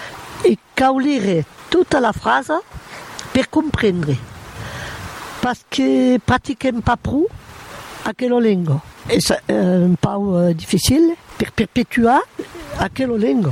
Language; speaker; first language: French; non-native, local second language; Occitan